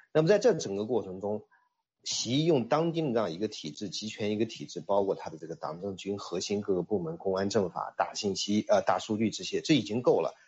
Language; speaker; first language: Chinese; native; Chinese